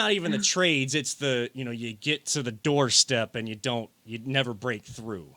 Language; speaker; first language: English; native; English